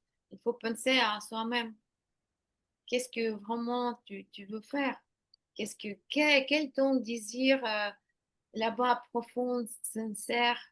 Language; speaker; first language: French; non-native, learner; Ukrainian